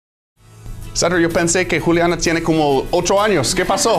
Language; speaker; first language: Spanish; non-native, fluent; English